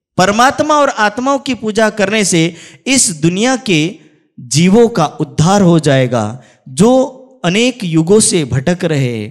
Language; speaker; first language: Hindi; native; Hindi